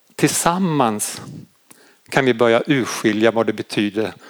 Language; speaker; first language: Swedish; native; Swedish